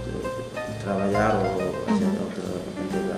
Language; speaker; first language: Catalan; non-native, learner; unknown